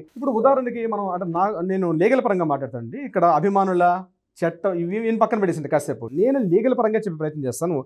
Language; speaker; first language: Telugu; native; Telugu